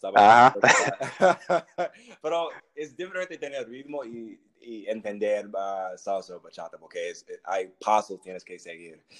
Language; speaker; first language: Spanish; non-native, learner; English